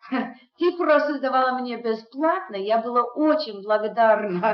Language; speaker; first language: Russian; non-native, fluent; English